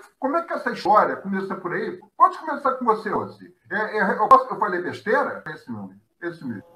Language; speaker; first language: Portuguese; native; Portuguese